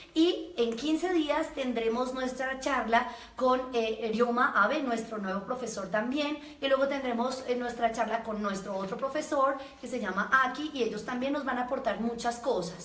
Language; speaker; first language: Spanish; native; Spanish